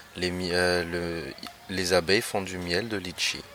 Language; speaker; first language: French; non-native, local second language; Malagasy